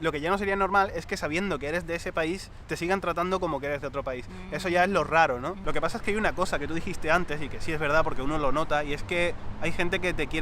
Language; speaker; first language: Spanish; native; Spanish